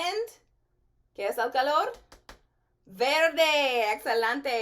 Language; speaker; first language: Spanish; non-native, learner; English